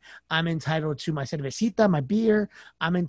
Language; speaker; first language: English; native; English